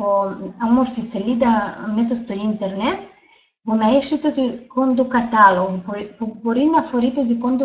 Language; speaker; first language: Greek; non-native, learner; Russian